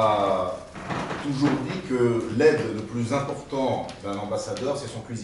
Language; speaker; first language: French; native; French